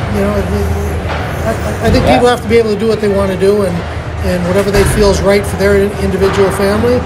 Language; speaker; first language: English; native; English